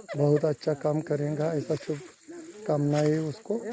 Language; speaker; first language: Hindi; non-native, local second language; Marathi